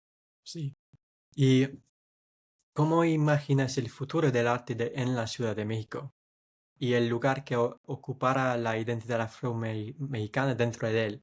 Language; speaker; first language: Spanish; non-native, fluent; English